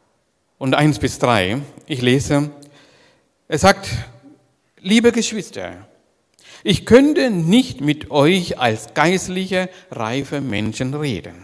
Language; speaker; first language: German; non-native, learner; Sinhala